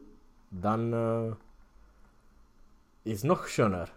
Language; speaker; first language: German; non-native, fluent; Romanian